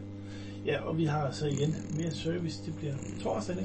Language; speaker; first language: Danish; native; Danish